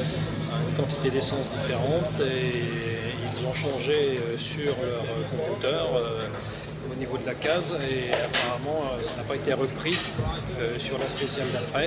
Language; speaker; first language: French; native; French